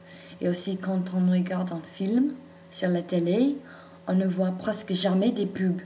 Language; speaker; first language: French; non-native, fluent; English